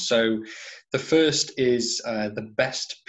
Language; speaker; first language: English; native; English